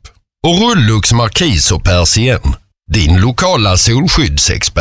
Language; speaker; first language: Swedish; native; Swedish